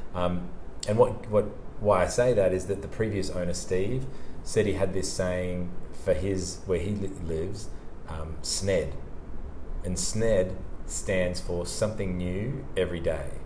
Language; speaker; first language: English; native; English